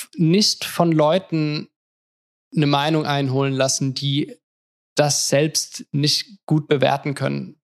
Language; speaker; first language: German; native; German